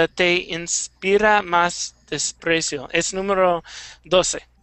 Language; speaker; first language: Spanish; non-native, learner; English